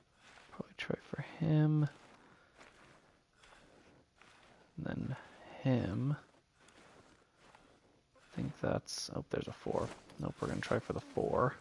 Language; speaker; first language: English; native; English